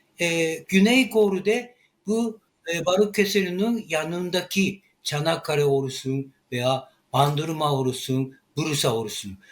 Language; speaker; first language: Turkish; non-native, learner; Japanese